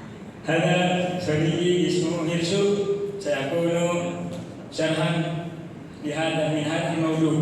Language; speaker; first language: Arabic; non-native, learner; Indonesian